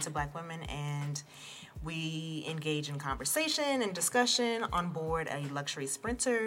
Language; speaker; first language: English; native; English